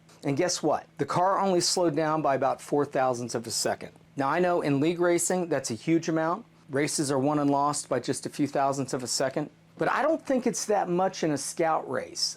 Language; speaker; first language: English; native; English